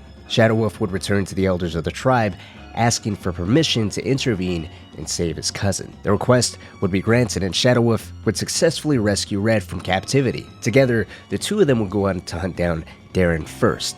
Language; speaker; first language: English; native; English